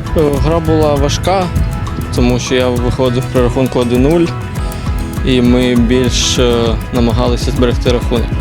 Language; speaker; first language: Ukrainian; native; Ukrainian